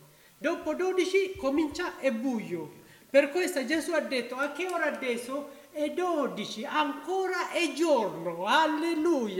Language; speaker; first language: Italian; non-native, learner; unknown